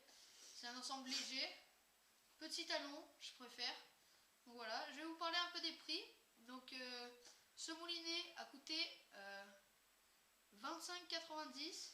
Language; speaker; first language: French; native; French